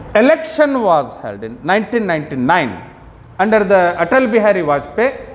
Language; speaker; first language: English; non-native, local second language; Kannada